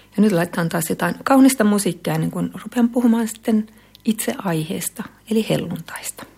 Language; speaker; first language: Finnish; native; Finnish